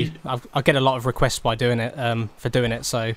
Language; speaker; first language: English; native; English